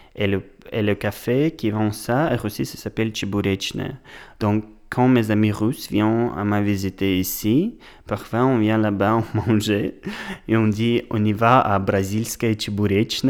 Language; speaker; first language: French; non-native, learner; Russian